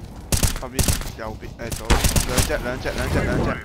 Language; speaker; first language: Cantonese; native; Cantonese